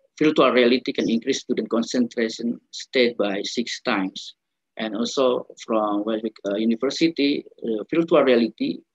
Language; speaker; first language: English; non-native, learner; Indonesian